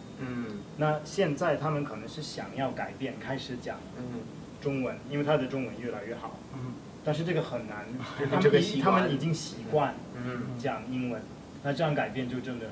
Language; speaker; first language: Chinese; non-native, fluent; Swedish